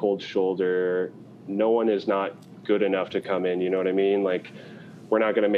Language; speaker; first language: English; native; English